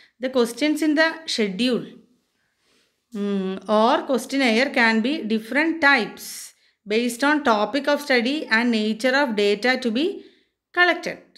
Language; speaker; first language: English; non-native, local second language; Malayalam